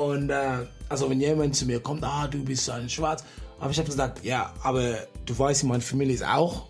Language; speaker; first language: German; non-native, fluent; English